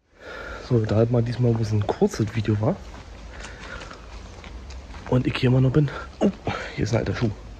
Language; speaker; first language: German; native; German